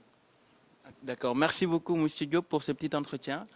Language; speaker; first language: French; non-native, local second language; Wolof